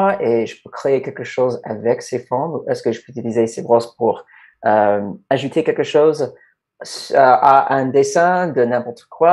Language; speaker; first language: French; non-native, learner; English